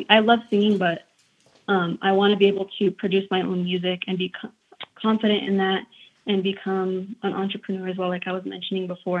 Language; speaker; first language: English; native; English